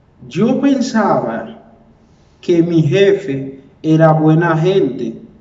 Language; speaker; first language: Spanish; non-native, fluent; Haitian Creole